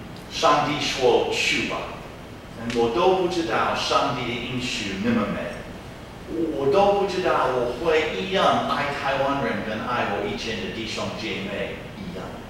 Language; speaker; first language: Chinese; non-native, fluent; English